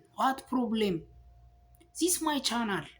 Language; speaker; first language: English; non-native, learner; Amharic